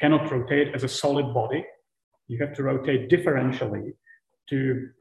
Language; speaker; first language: English; non-native, fluent; Czech